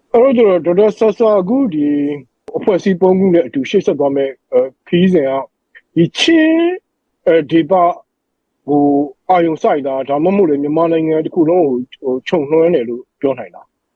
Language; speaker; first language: Burmese; native; Burmese